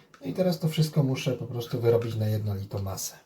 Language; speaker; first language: Polish; native; Polish